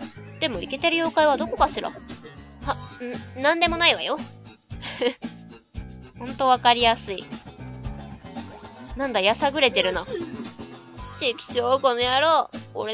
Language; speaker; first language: Japanese; native; Japanese